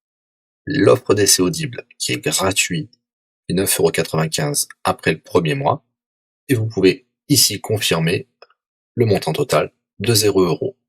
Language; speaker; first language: French; native; French